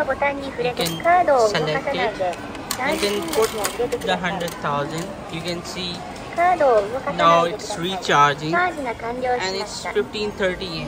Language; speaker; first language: English; non-native, local second language; Urdu